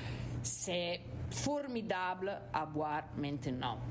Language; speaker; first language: French; non-native, fluent; Italian